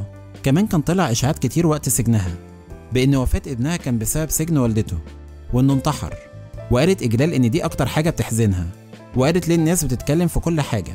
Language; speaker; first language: Arabic; native; Arabic